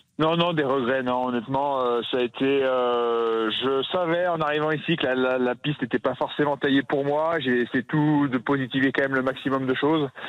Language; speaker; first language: French; native; French